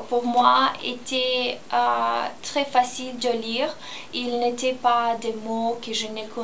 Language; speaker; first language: French; non-native, learner; Romanian